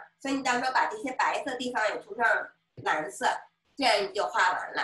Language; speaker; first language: Chinese; native; Chinese